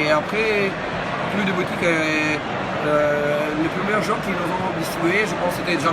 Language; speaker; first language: French; non-native, learner; Russian